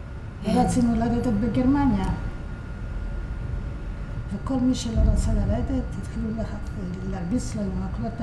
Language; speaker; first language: Hebrew; early bilingual, other home language; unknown